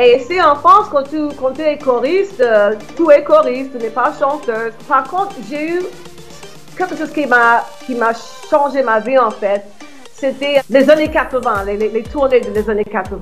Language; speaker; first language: French; non-native, fluent; English